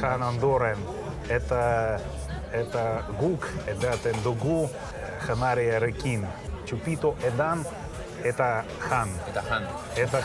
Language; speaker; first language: Basque; non-native, learner; Russian